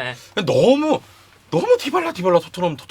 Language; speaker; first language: Korean; native; Korean